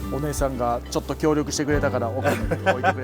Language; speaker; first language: Japanese; native; Japanese